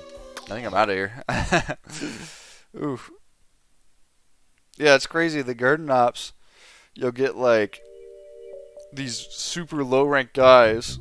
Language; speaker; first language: English; native; English